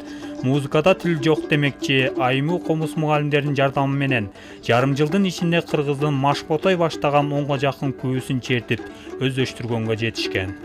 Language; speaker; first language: Kyrgyz; native; Kyrgyz